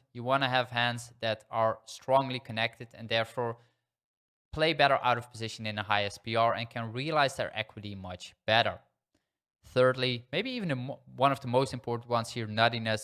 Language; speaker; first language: English; non-native, fluent; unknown